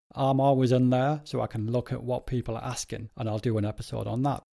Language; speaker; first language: English; native; English